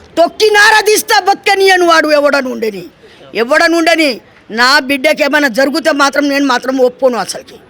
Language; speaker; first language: Telugu; non-native, local second language; Lambadi